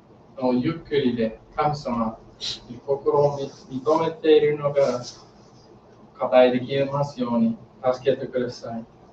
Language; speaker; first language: Japanese; non-native, learner; English